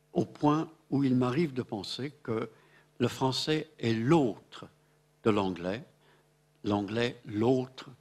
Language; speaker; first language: French; non-native, fluent; English